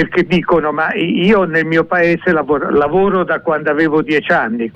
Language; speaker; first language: Italian; native; Italian